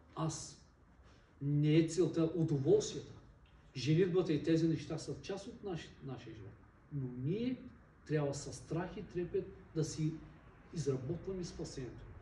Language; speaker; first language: Bulgarian; non-native, local second language; Turkish